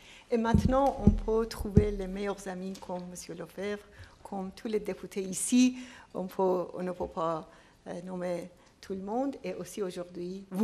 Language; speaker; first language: French; non-native, fluent; Persian